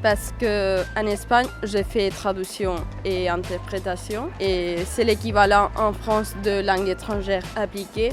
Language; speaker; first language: French; non-native, fluent; Spanish